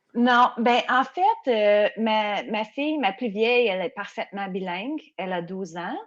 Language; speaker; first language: French; native; French